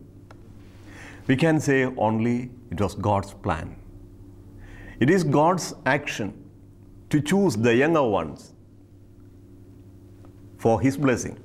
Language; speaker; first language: English; non-native, local second language; Malayalam